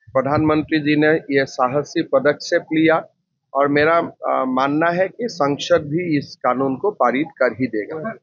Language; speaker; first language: Hindi; non-native, local second language; Assamese